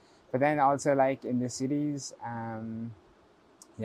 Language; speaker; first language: English; native; English